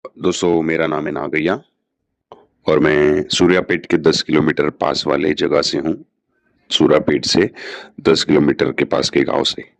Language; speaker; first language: Hindi; non-native, local second language; Telugu